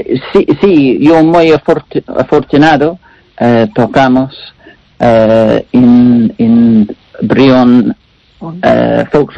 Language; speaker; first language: Spanish; non-native, learner; English